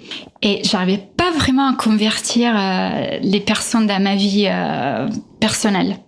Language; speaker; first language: French; non-native, fluent; Italian